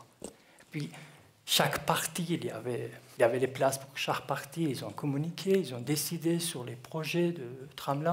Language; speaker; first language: French; non-native, learner; Kurdish